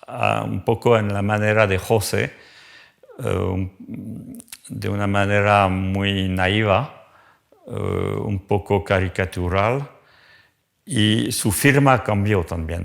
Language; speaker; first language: Spanish; non-native, fluent; French